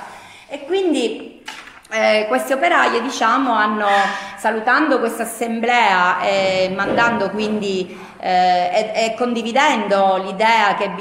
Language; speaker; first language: Italian; native; Italian